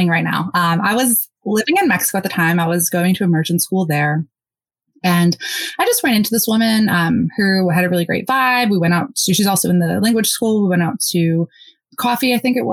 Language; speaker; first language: English; early bilingual, other home language; Polish